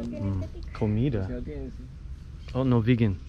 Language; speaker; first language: Spanish; non-native, learner; English